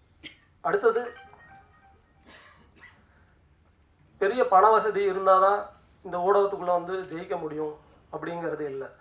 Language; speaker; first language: Tamil; native; Tamil